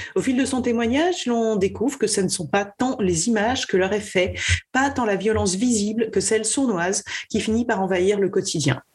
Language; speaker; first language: French; native; French